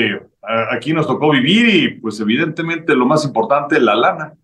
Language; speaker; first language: Spanish; native; Spanish